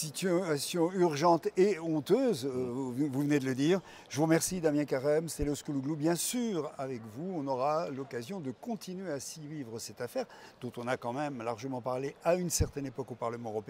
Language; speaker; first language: French; native; French